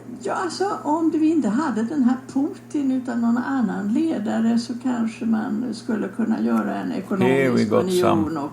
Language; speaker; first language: Swedish; native; Swedish